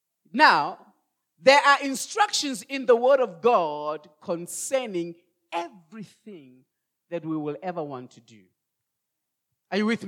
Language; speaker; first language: English; non-native, local second language; Tswana